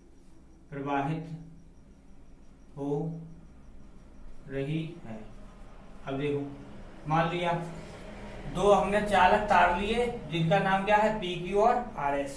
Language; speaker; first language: Hindi; native; Hindi